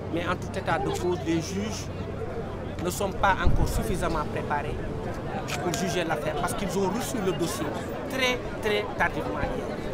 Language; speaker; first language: French; non-native, local second language; Wolof